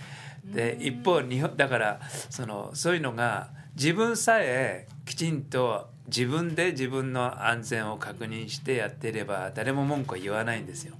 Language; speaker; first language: Japanese; native; Japanese